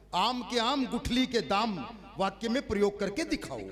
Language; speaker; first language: Hindi; native; Hindi